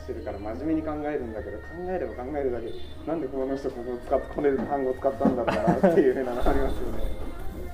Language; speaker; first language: Japanese; native; Japanese